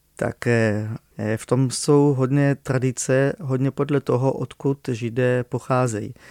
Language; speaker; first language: Czech; non-native, fluent; Hebrew